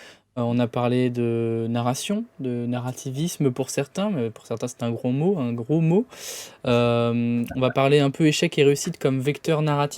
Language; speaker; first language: French; native; French